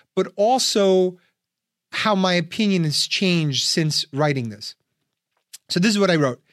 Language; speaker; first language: English; early bilingual, other home language; Russian